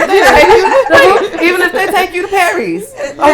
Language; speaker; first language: English; native; English